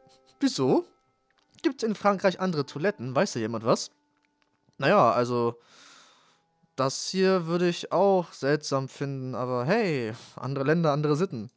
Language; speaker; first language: German; native; German